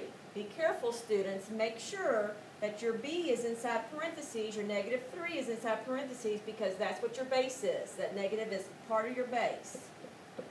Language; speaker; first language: English; native; English